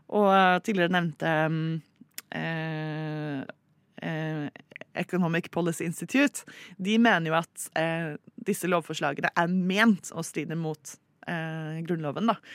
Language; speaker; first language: Norwegian; native; Norwegian